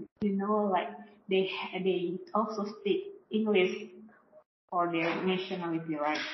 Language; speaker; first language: English; non-native, learner; Indonesian